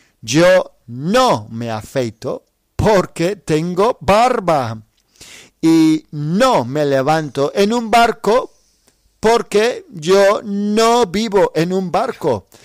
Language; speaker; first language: Spanish; non-native, fluent; English